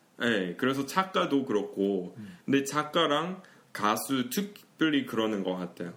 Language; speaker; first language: Korean; early bilingual, heritage; Korean